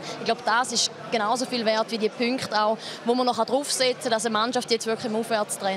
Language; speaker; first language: German; native; German